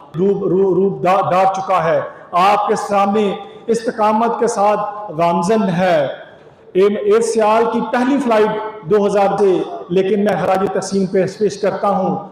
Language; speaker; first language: Urdu; native; Urdu